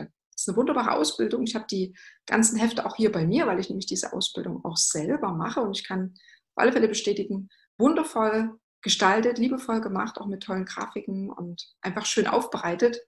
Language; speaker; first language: German; native; German